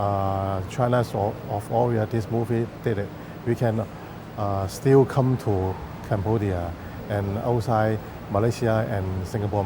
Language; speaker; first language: English; non-native, fluent; Cantonese